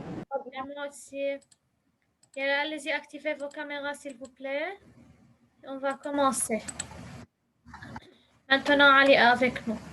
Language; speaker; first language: French; non-native, local second language; Arabic